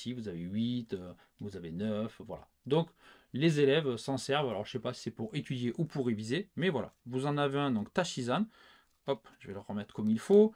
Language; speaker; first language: French; native; French